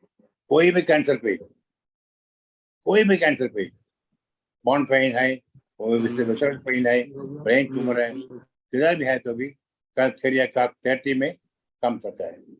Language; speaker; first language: Hindi; non-native, local second language; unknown